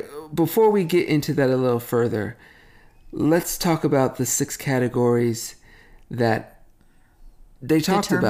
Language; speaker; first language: English; native; English